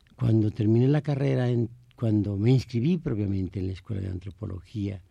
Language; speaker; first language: Spanish; native; Spanish